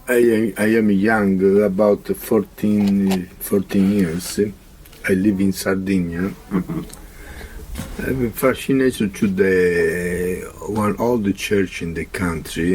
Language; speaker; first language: English; non-native, learner; Italian